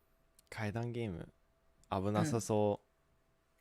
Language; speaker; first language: Japanese; early bilingual, heritage; Japanese